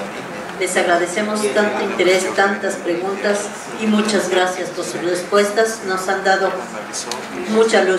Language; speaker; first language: Spanish; native; Spanish